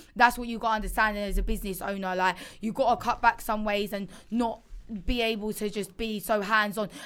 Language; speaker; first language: English; native; English